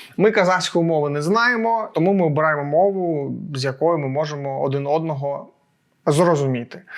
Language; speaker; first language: Ukrainian; non-native, local second language; Russian